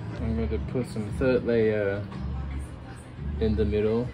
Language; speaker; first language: English; non-native, learner; Korean